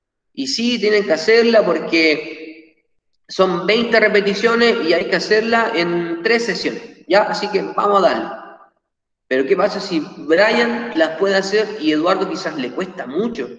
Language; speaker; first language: Spanish; native; Spanish